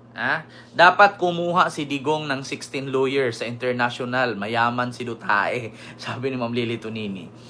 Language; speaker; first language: Filipino; native; Filipino